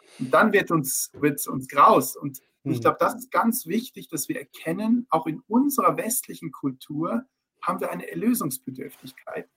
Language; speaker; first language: German; early bilingual, heritage; German